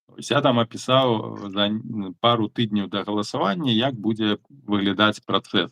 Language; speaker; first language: Belarusian; native; Belarusian